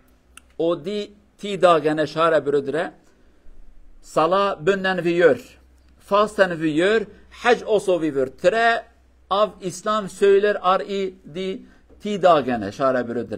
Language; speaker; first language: Swedish; non-native, fluent; Kurdish